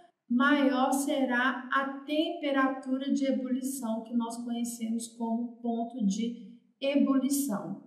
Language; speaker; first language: Portuguese; native; Portuguese